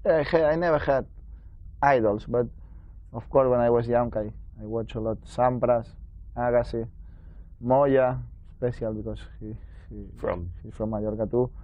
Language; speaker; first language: English; non-native, learner; Spanish